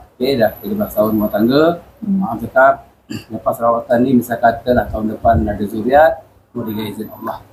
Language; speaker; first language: Malay; native; Malay